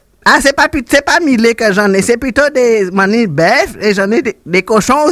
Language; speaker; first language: French; native; French